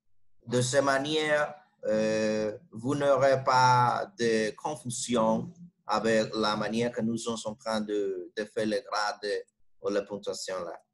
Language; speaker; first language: French; non-native, fluent; Spanish